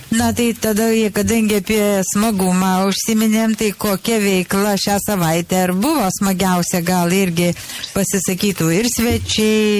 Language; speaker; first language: Lithuanian; native; Lithuanian